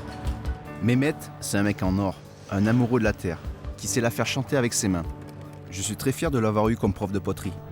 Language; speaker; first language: French; native; French